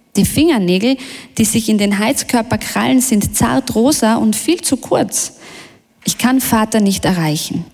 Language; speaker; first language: German; early bilingual, other home language; Bosnian